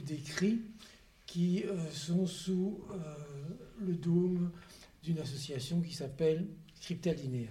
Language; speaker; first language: French; native; French